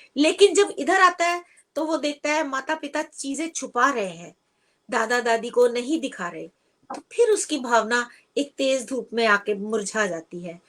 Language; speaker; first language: Hindi; native; Hindi